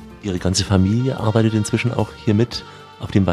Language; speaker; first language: German; native; German